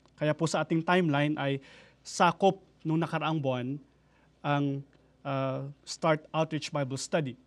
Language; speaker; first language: Filipino; native; Filipino